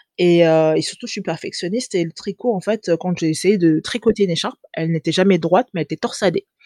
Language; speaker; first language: French; native; French